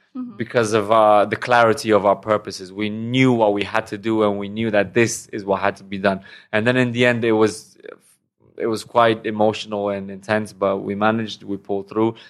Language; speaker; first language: English; non-native, fluent; Romanian